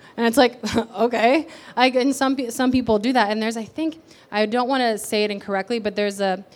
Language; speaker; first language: English; early bilingual, other home language; Spanish